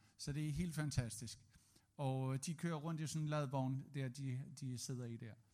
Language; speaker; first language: Danish; native; Danish